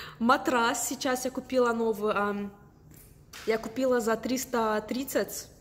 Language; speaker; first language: Russian; early bilingual, heritage; Russian